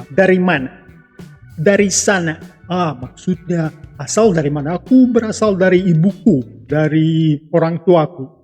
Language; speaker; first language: Indonesian; non-native, fluent; Russian